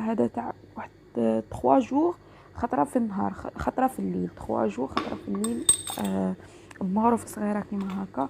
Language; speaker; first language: Arabic; native; Arabic